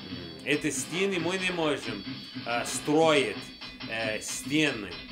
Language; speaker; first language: Russian; non-native, learner; English